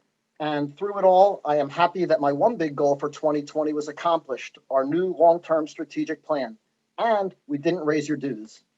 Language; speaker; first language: English; native; English